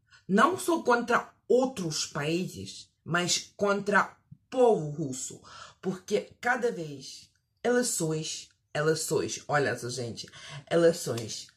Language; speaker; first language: Portuguese; non-native, fluent; Russian